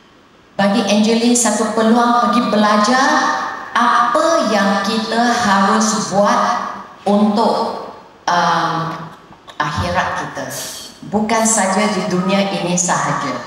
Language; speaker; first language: Indonesian; non-native, local second language; Chinese